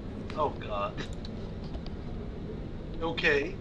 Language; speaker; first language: English; native; English